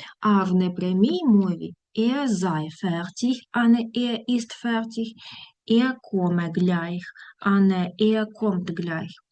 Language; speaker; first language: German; non-native, fluent; Ukrainian